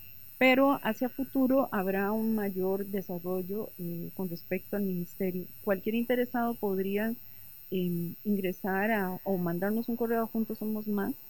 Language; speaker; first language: Spanish; native; Spanish